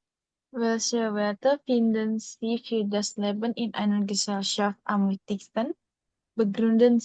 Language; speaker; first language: German; non-native, learner; Indonesian